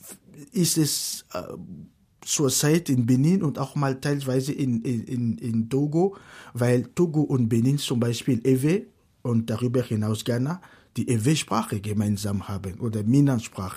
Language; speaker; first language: German; non-native, fluent; Fon